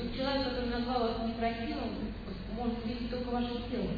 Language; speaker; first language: Russian; native; Russian